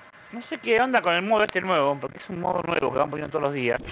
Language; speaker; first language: Spanish; native; Spanish